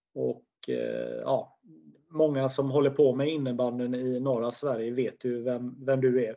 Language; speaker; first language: Swedish; native; Swedish